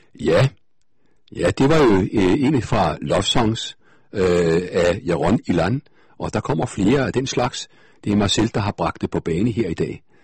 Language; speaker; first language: Danish; native; Danish